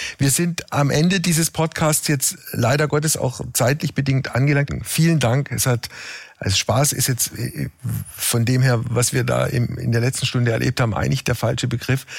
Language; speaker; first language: German; native; German